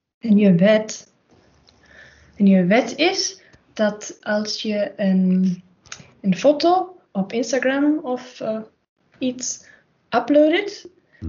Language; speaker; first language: Dutch; non-native, learner; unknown